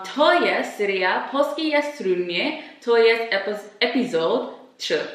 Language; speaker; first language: Polish; non-native, learner; English